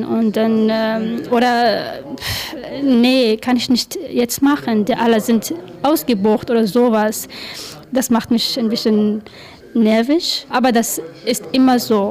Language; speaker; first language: German; non-native, learner; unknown